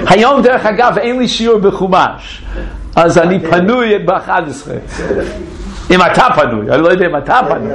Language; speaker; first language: Hebrew; non-native, fluent; English